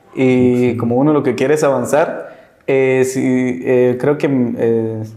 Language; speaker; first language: Spanish; native; Spanish